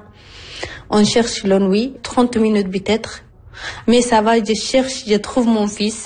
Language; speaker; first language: French; non-native, learner; Arabic